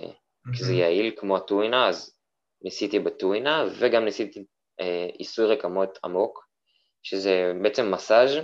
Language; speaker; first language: Hebrew; native; Hebrew